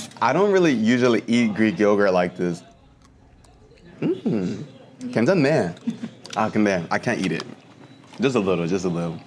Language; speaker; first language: English; native; English